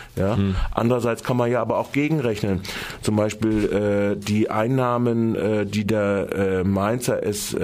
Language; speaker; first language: German; native; German